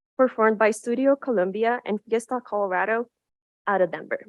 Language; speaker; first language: English; non-native, fluent; Spanish